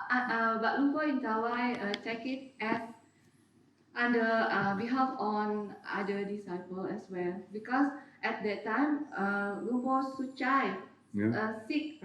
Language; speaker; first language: English; non-native, learner; Indonesian